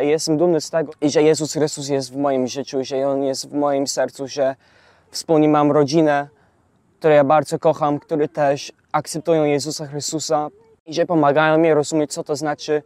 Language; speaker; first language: Polish; early bilingual, heritage; English